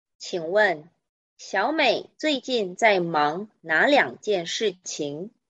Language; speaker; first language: Chinese; native; Chinese